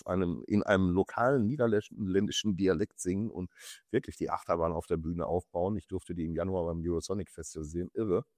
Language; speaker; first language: German; native; German